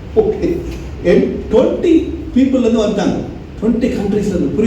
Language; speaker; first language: English; non-native, local second language; Tamil